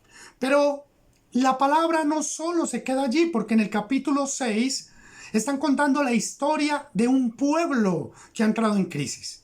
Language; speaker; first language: Spanish; native; Spanish